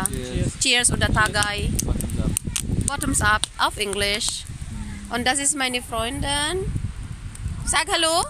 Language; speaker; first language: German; non-native, learner; Filipino